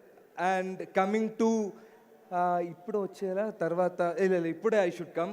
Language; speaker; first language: Telugu; non-native, learner; Malayalam